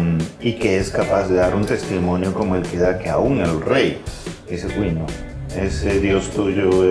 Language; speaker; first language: Spanish; native; Spanish